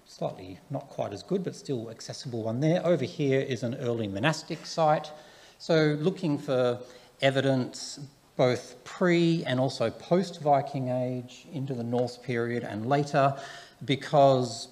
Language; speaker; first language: English; native; English